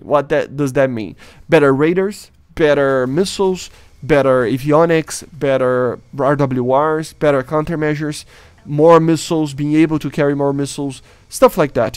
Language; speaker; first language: English; non-native, fluent; Portuguese